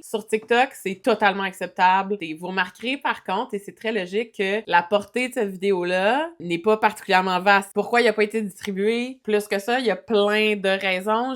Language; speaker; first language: French; native; French